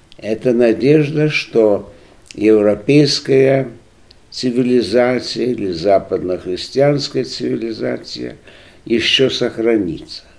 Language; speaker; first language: Russian; non-native, local second language; Lithuanian